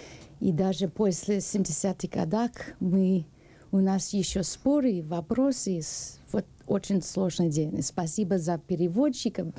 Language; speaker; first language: Russian; non-native, learner; English